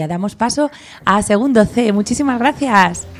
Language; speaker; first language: Spanish; native; Spanish